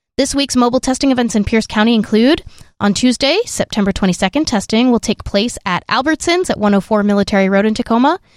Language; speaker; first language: English; native; English